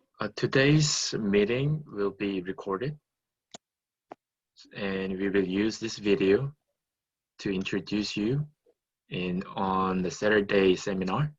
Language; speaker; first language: English; non-native, fluent; Korean